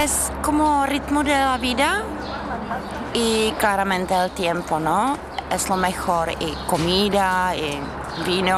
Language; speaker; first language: Spanish; non-native, fluent; Czech